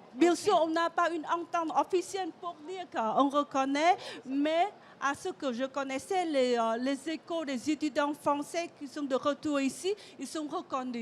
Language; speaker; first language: French; non-native, fluent; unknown